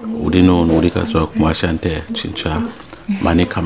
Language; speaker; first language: Korean; non-native, learner; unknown